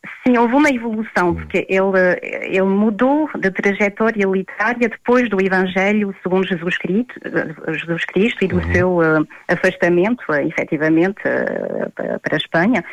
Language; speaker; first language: Portuguese; native; Portuguese